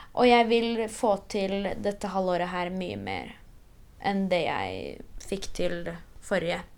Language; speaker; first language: Norwegian; early bilingual, other home language; Polish